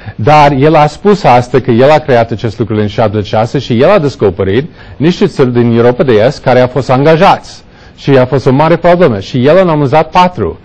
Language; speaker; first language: Romanian; non-native, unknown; English